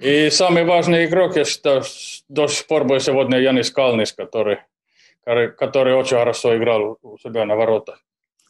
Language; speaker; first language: Russian; non-native, fluent; Finnish